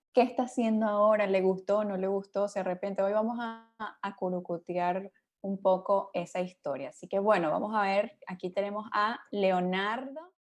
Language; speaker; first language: Spanish; native; Spanish